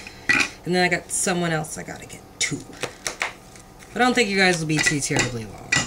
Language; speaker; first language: English; native; English